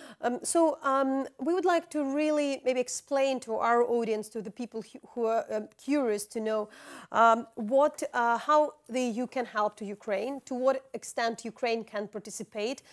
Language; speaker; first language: English; non-native, fluent; Ukrainian